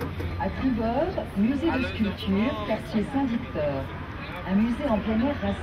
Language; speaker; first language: French; native; French